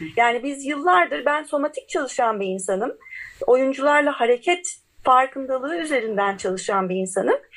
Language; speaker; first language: Turkish; native; Turkish